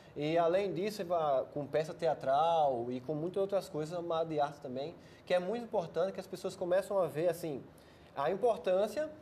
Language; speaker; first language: Portuguese; native; Portuguese